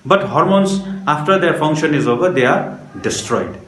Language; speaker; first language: English; non-native, local second language; Nepali